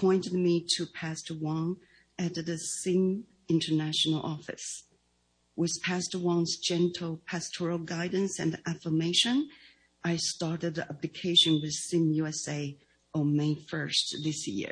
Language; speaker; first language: English; non-native, fluent; Chinese